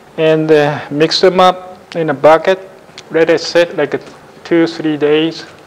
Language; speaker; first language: English; non-native, fluent; Japanese